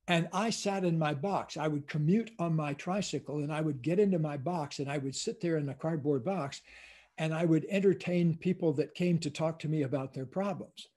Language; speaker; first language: English; native; English